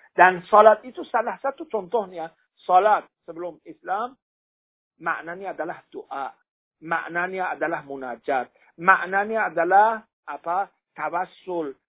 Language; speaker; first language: Indonesian; non-native, fluent; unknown